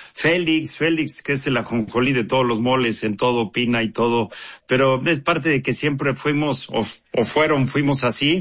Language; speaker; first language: Spanish; native; Spanish